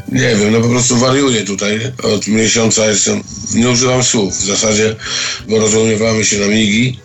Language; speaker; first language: Polish; native; Polish